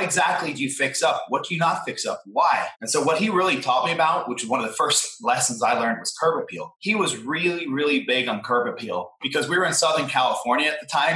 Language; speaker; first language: English; native; English